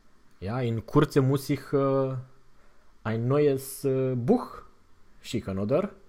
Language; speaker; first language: German; non-native, fluent; Romanian